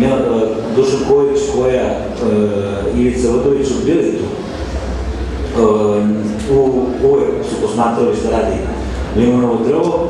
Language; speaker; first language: Serbian; native; Serbian